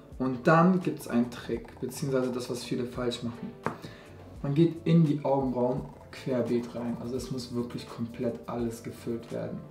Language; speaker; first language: German; early bilingual, other home language; Albanian